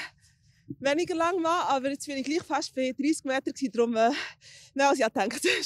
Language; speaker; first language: German; native; German